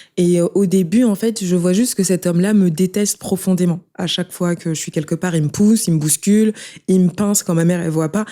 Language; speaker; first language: French; early bilingual, other home language; Haitian Creole